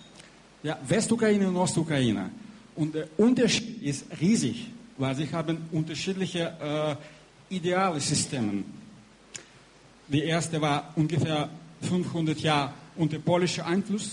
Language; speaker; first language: German; non-native, learner; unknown